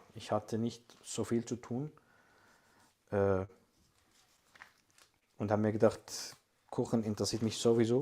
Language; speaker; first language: German; non-native, fluent; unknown